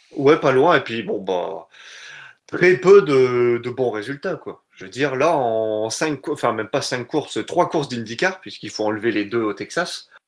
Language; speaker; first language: French; native; French